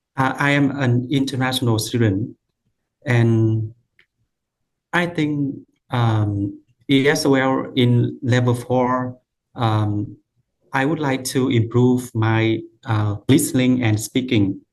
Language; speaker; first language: English; non-native, learner; Vietnamese